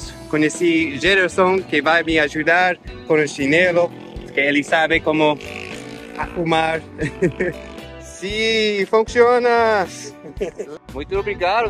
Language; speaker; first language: Portuguese; non-native, fluent; English